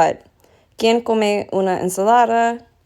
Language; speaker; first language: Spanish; non-native, learner; English